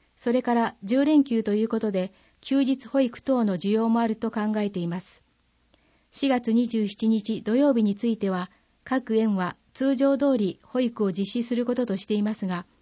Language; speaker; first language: Japanese; native; Japanese